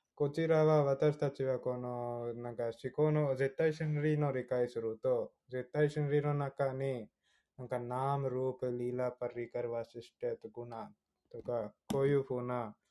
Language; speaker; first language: Japanese; non-native, fluent; Hindi